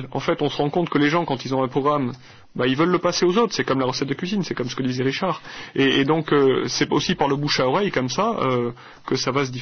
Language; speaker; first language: French; native; French